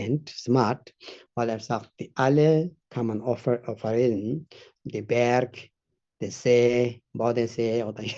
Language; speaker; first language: German; non-native, fluent; Tibetan